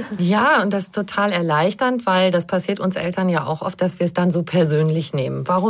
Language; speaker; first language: German; native; German